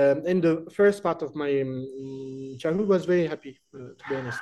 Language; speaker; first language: English; non-native, fluent; French